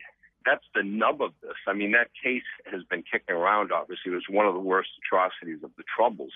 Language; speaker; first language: English; native; English